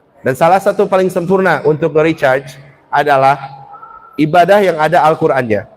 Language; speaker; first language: Indonesian; early bilingual, heritage; Indonesian